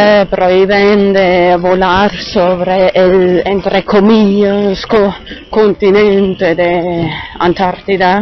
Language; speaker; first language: Spanish; non-native, fluent; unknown